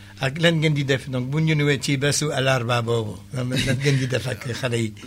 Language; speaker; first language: Wolof; native; Wolof